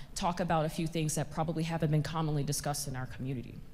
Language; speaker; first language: English; native; English